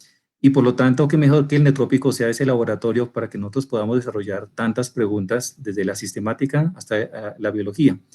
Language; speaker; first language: Spanish; native; Spanish